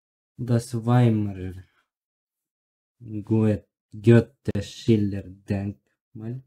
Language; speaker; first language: German; non-native, learner; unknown